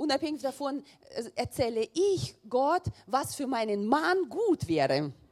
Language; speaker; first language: German; non-native, learner; Russian